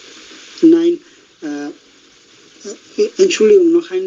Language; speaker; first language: German; non-native, learner; Bangla